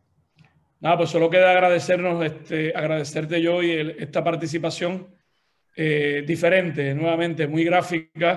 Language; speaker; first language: Spanish; native; Spanish